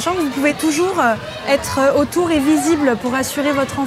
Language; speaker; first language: French; native; French